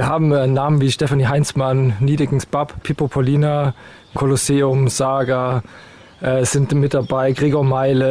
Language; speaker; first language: German; native; German